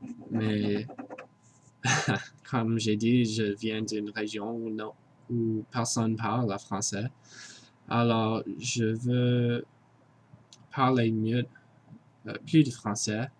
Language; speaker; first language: French; non-native, learner; English